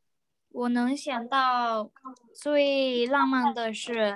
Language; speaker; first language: Chinese; non-native, learner; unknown